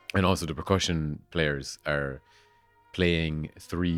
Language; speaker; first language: English; native; English